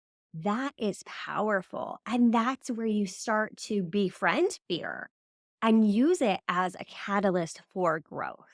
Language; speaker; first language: English; native; English